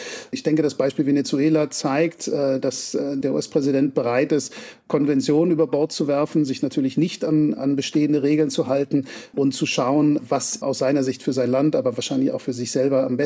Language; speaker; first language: German; native; German